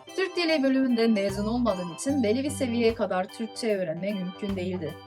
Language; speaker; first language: Turkish; non-native, fluent; Korean